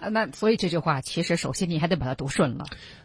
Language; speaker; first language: Chinese; native; Chinese